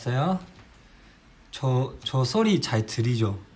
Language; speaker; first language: Korean; non-native, fluent; Chinese